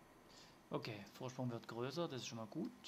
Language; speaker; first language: German; native; German